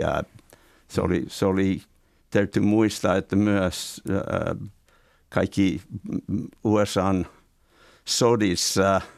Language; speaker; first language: Finnish; non-native, fluent; English